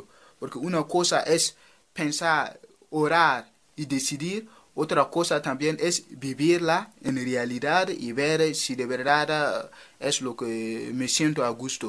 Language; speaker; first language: Spanish; non-native, fluent; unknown